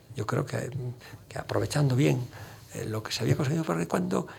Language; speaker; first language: Spanish; native; Spanish